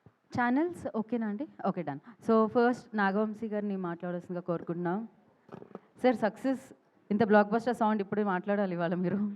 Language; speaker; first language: Telugu; native; Telugu